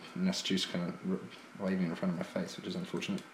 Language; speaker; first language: English; native; English